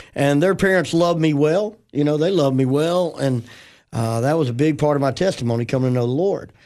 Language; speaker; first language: English; native; English